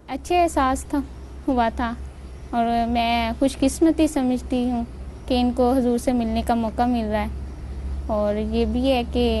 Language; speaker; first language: Urdu; native; Urdu